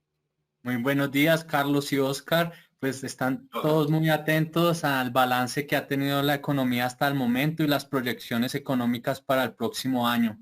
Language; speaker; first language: Spanish; native; Spanish